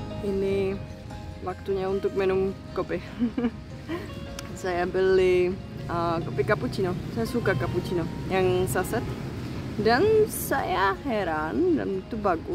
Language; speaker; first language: Indonesian; non-native, fluent; Czech